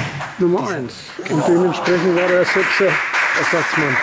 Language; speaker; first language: German; native; German